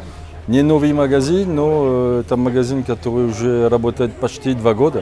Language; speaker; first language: Russian; non-native, fluent; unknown